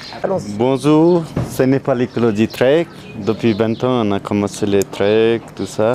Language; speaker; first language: French; non-native, learner; Nepali